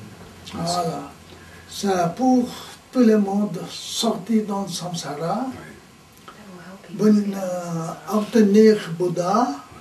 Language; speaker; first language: French; non-native, learner; Tibetan